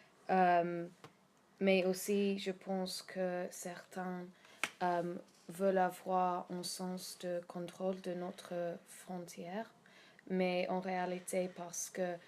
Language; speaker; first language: French; non-native, learner; English